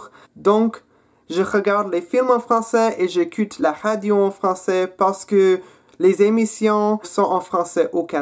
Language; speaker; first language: French; non-native, local second language; English